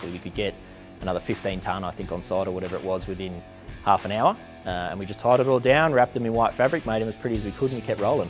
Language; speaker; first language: English; native; English